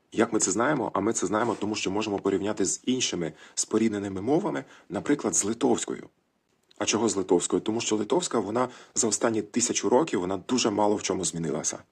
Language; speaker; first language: Ukrainian; native; Ukrainian